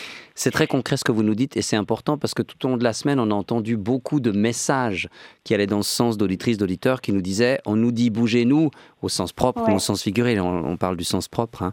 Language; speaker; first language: French; native; French